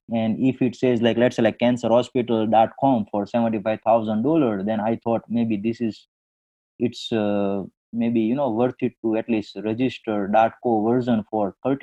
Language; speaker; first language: English; non-native, local second language; Gujarati